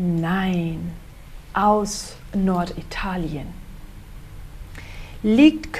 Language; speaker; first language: German; non-native, fluent; Portuguese